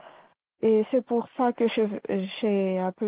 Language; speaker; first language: French; non-native, local second language; Malagasy